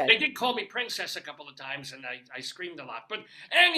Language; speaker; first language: English; native; English